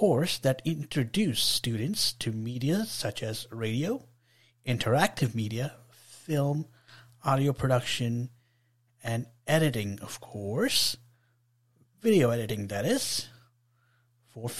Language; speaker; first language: English; non-native, local second language; Telugu